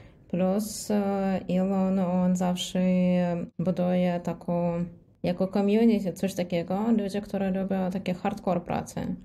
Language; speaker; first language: Polish; non-native, fluent; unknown